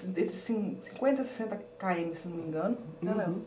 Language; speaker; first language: Portuguese; early bilingual, heritage; Spanish